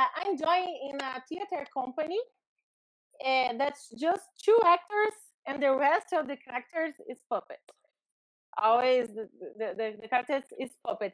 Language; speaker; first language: English; non-native, learner; Portuguese